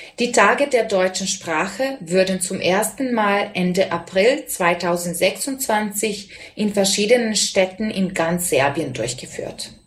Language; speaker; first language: German; non-native, fluent; Serbian